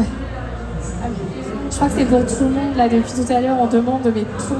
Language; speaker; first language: French; native; French